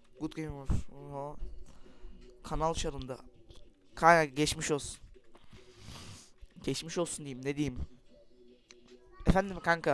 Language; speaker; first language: Turkish; native; Turkish